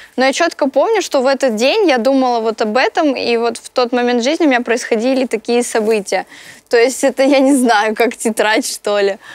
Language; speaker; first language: Russian; native; Russian